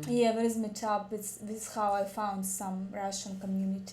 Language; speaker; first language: English; non-native, learner; Russian